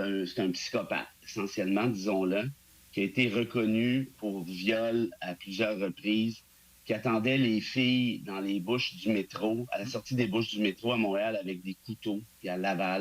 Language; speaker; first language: French; native; French